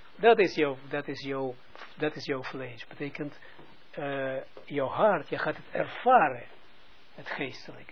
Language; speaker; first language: Dutch; non-native, fluent; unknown